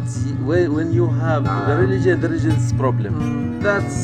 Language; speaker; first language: English; non-native, learner; Arabic